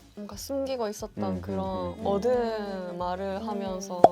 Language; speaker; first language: Korean; non-native, fluent; Japanese